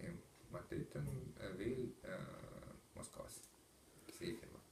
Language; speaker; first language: Estonian; non-native, learner; Russian